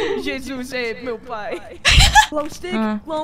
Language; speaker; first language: Portuguese; non-native, learner; English